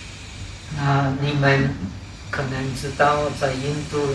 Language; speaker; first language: Chinese; non-native, fluent; Czech